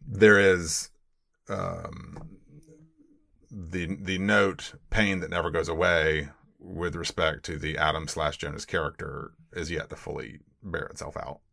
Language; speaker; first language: English; native; English